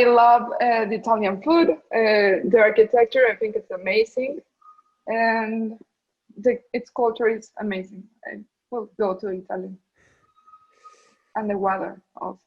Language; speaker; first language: English; non-native, learner; Spanish